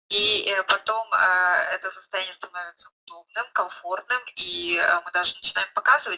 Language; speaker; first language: Russian; native; Russian